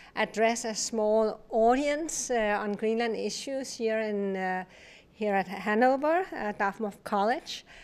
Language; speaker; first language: English; non-native, fluent; Kalaallisut